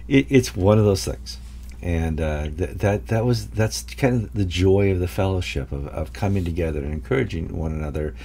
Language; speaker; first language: English; native; English